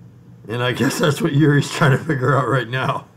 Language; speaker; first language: English; native; English